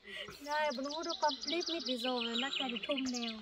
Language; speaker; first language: German; non-native, learner; Vietnamese